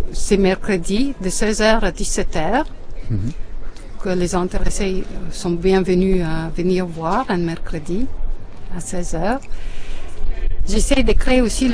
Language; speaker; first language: French; non-native, fluent; Latvian